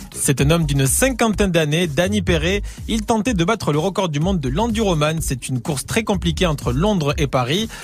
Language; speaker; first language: French; native; French